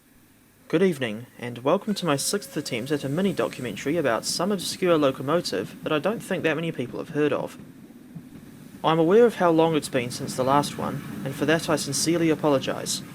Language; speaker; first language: English; native; English